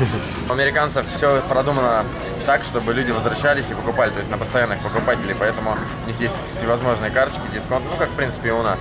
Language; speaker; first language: Russian; native; Russian